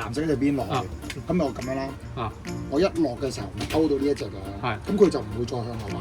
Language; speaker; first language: Chinese; native; Chinese